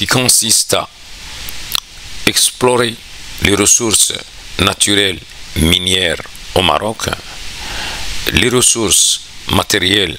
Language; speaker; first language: French; non-native, local second language; Arabic